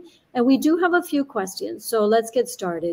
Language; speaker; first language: English; native; English